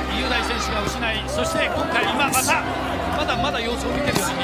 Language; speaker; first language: Japanese; native; Japanese